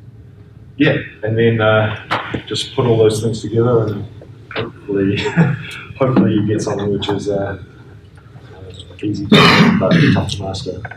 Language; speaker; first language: English; native; English